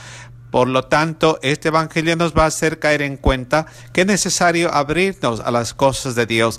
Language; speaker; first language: Spanish; native; Spanish